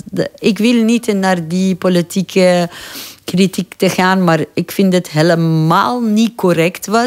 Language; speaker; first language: Dutch; non-native, fluent; Persian